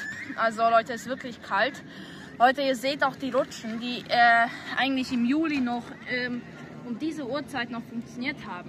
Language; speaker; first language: German; early bilingual, other home language; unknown